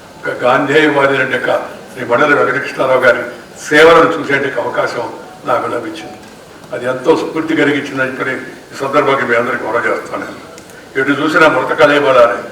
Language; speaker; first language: Telugu; native; Telugu